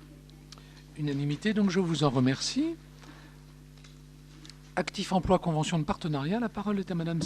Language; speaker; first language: French; native; French